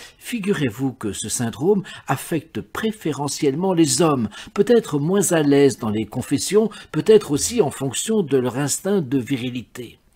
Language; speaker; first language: French; native; French